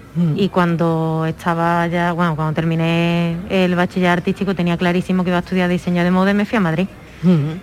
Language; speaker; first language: Spanish; native; Spanish